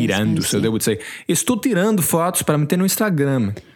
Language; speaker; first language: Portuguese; non-native, learner; English